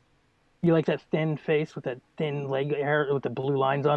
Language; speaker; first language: English; native; English